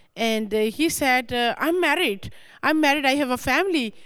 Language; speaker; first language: English; non-native, local second language; Punjabi